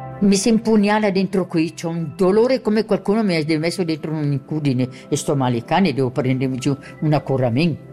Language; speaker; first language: Italian; non-native, local second language; German